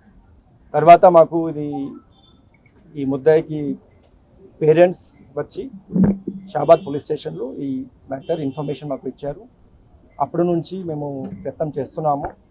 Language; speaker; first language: Telugu; non-native, fluent; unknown